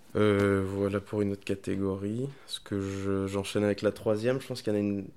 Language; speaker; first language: French; non-native, fluent; Spanish